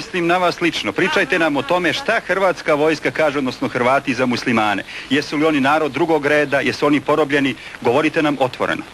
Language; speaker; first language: Croatian; native; Croatian